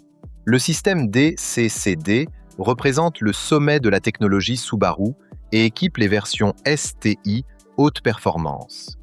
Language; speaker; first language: French; native; French